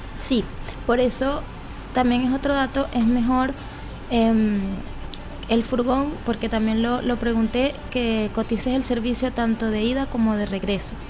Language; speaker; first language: Spanish; native; Spanish